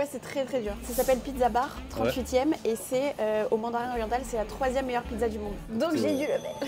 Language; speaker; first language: French; native; French